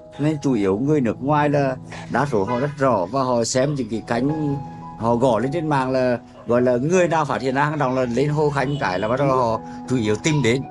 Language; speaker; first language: Vietnamese; native; Vietnamese